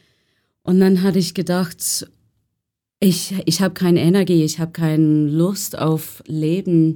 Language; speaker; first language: German; non-native, learner; English